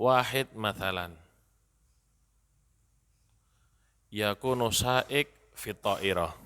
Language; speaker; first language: Arabic; non-native, fluent; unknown